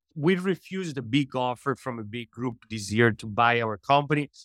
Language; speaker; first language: English; non-native, fluent; Italian